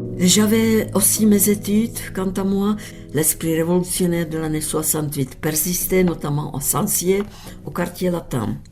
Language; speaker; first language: French; non-native, fluent; Czech